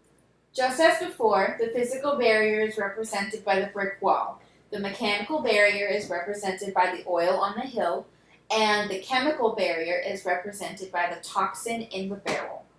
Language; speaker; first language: English; native; English